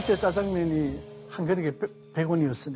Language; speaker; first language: Korean; native; Korean